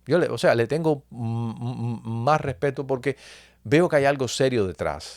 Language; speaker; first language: Spanish; native; Spanish